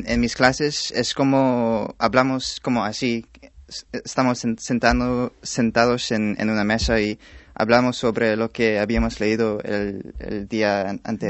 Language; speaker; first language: Spanish; non-native, fluent; English